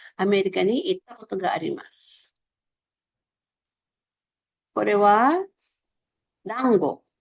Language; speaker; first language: Japanese; non-native, fluent; Filipino